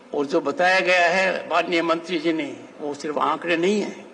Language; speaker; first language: Hindi; native; Hindi